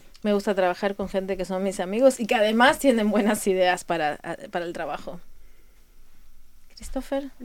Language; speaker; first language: Spanish; native; Spanish